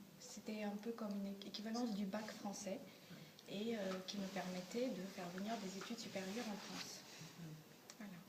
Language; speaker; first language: French; non-native, fluent; Bulgarian